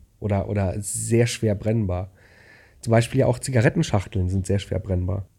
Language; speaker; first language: German; native; German